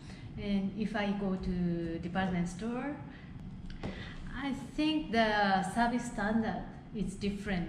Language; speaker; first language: English; non-native, fluent; Japanese